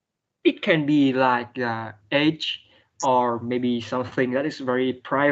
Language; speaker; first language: English; non-native, fluent; Vietnamese